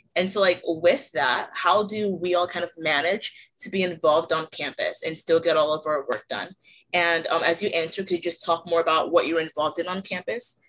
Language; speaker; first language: English; native; English